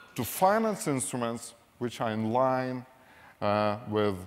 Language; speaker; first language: English; non-native, fluent; Lithuanian